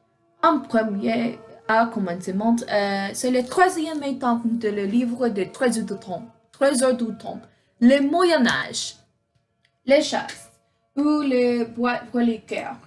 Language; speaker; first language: French; non-native, learner; English